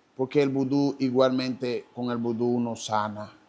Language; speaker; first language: Spanish; non-native, fluent; Haitian Creole